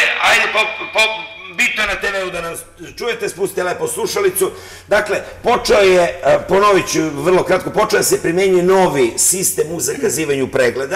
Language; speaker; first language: Serbian; native; Serbian